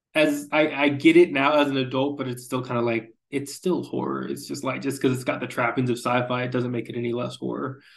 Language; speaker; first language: English; native; English